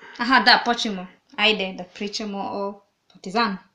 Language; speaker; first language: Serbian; non-native, learner; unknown